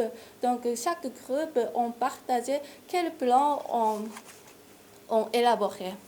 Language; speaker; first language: French; non-native, fluent; Japanese